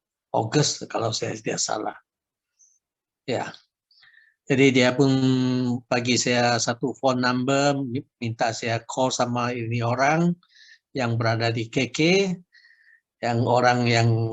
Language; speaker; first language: Indonesian; non-native, local second language; Chinese